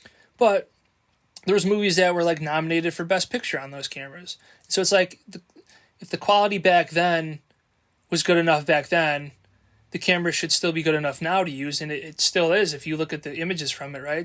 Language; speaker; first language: English; native; English